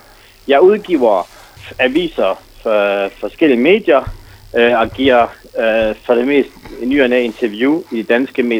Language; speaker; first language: Danish; non-native, fluent; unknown